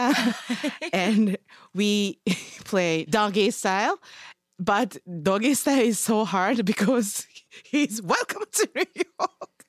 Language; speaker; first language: English; non-native, learner; Japanese